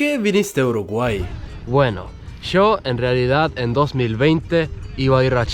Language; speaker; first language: Spanish; non-native, fluent; Estonian